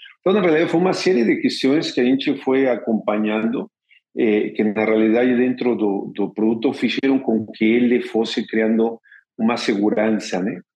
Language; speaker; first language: Portuguese; non-native, fluent; Spanish